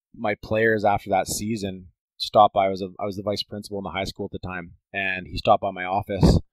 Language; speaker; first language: English; native; English